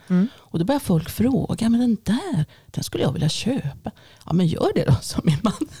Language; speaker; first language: Swedish; early bilingual, other home language; Finnish